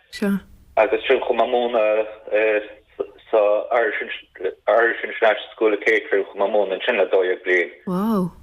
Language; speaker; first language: Irish; native; Irish